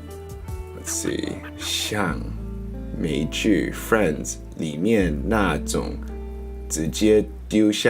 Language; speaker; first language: Chinese; non-native, learner; English